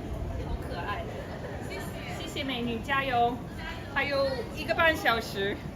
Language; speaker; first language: Chinese; non-native, fluent; English